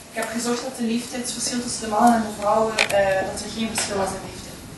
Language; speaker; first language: Dutch; native; Dutch